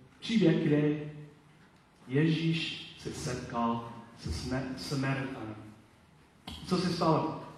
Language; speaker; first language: Czech; non-native, learner; Polish